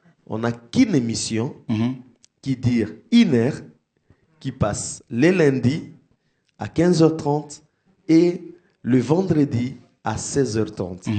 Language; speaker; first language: French; non-native, local second language; Lingala